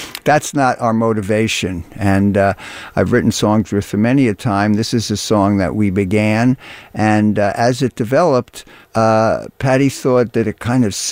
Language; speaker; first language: English; native; English